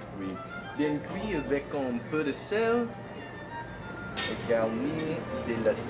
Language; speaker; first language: French; non-native, learner; English